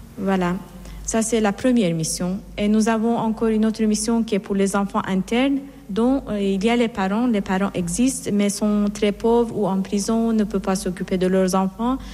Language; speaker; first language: French; non-native, fluent; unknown